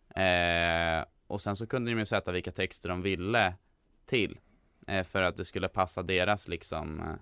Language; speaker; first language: Swedish; native; Swedish